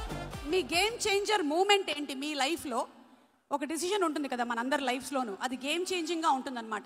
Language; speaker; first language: Telugu; native; Telugu